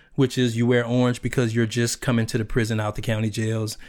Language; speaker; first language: English; native; English